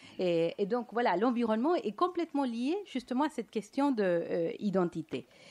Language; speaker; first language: French; non-native, fluent; Spanish